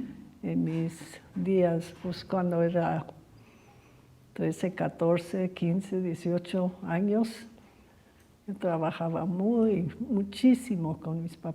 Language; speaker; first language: Spanish; early bilingual, other home language; English